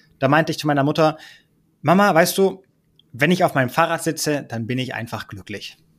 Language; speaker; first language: German; early bilingual, heritage; German